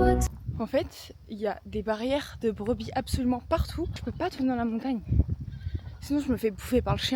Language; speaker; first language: French; native; French